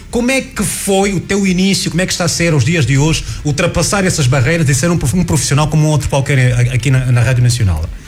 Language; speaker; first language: Portuguese; native; Portuguese